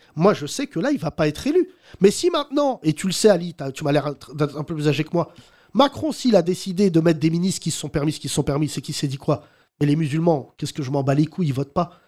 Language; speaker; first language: French; early bilingual, other home language; Arabic